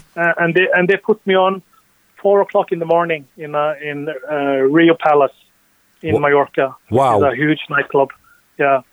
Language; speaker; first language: English; early bilingual, other home language; Norwegian